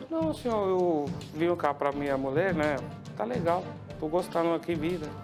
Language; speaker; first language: Portuguese; non-native, learner; Punjabi